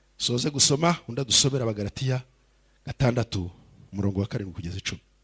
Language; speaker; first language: Kinyarwanda; early bilingual, heritage; Kinyarwanda